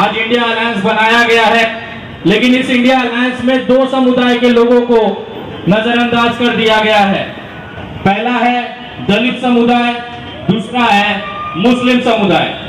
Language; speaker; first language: Hindi; native; Hindi